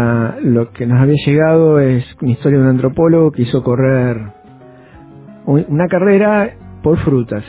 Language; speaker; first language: Spanish; native; Spanish